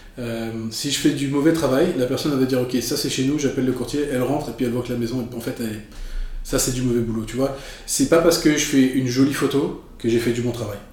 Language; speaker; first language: French; native; French